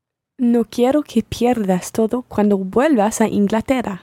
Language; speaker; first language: Spanish; non-native, learner; English